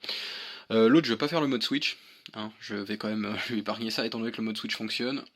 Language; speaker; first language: French; native; French